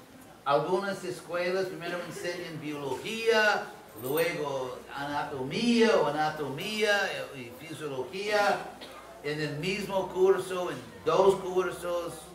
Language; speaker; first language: Spanish; non-native, fluent; English